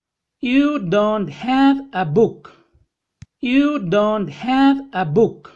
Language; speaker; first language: English; non-native, fluent; Spanish